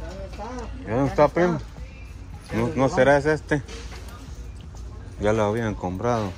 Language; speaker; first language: Spanish; native; Spanish